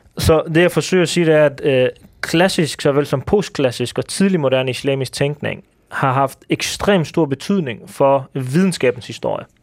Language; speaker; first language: Danish; early bilingual, other home language; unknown